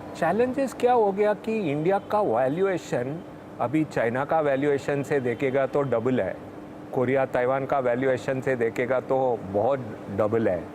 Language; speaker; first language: Hindi; non-native, local second language; Tamil